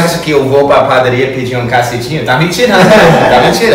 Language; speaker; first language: Portuguese; non-native, fluent; English